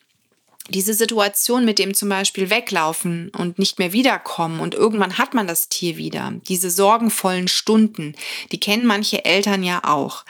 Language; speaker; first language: German; native; German